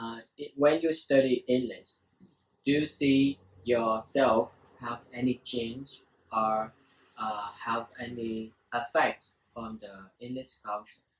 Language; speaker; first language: English; non-native, learner; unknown